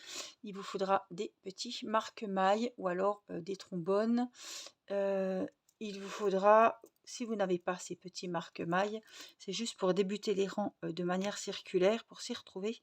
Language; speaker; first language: French; native; French